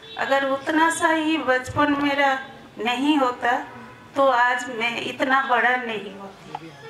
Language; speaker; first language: Hindi; non-native, local second language; Bangla